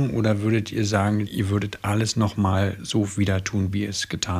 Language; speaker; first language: German; native; German